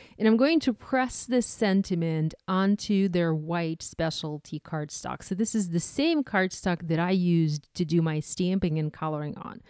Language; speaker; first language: English; non-native, fluent; Ukrainian